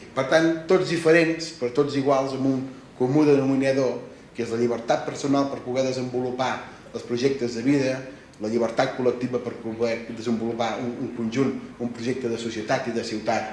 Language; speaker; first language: Catalan; native; Catalan